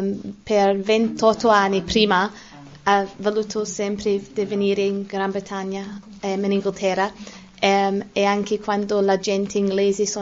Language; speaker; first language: Italian; non-native, learner; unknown